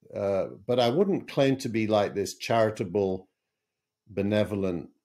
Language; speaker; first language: English; native; English